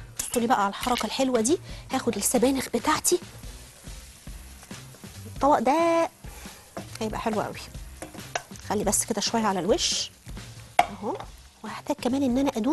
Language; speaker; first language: Arabic; native; Arabic